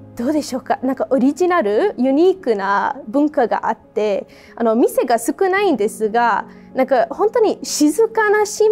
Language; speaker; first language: Japanese; non-native, fluent; Serbian